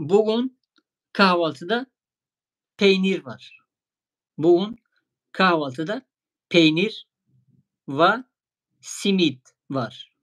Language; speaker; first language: Turkish; non-native, fluent; Tajik